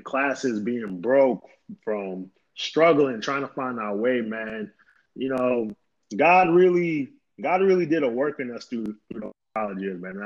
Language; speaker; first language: English; native; English